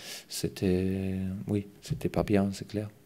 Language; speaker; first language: French; non-native, fluent; German